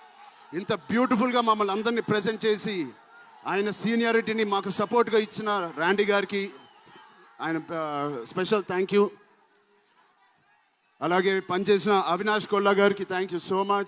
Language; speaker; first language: Telugu; native; Telugu